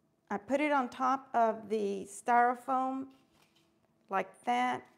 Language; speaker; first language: English; early bilingual, other home language; Spanish